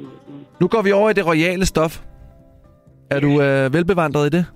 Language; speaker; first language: Danish; native; Danish